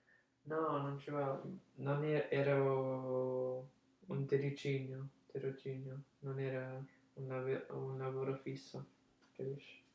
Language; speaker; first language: Italian; early bilingual, heritage; English